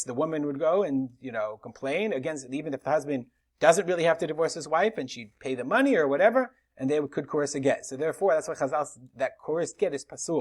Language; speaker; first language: English; native; English